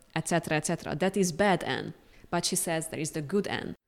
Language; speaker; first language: English; non-native, fluent; Hungarian